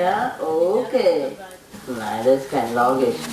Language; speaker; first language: German; non-native, learner; Vietnamese